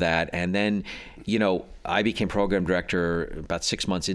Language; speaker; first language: English; native; English